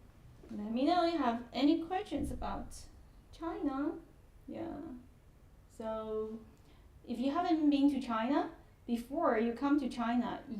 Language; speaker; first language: English; non-native, fluent; Chinese